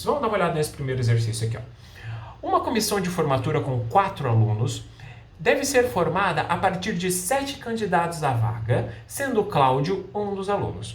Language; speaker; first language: Portuguese; native; Portuguese